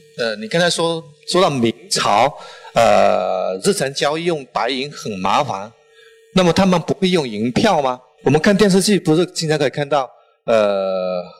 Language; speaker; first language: Chinese; non-native, local second language; Min Nan Chinese